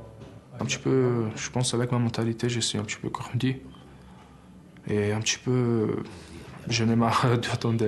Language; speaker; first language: French; early bilingual, other home language; Albanian